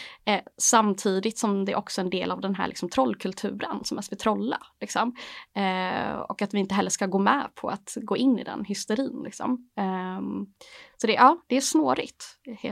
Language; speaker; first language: Swedish; native; Swedish